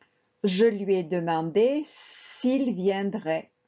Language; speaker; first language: French; non-native, fluent; Spanish